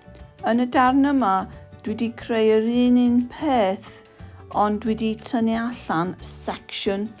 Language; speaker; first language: Welsh; non-native, fluent; English